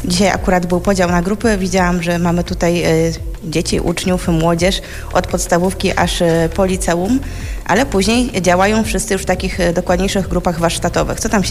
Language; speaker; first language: Polish; native; Polish